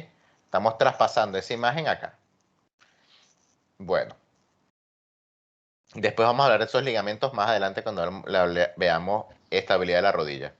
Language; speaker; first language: Spanish; native; Spanish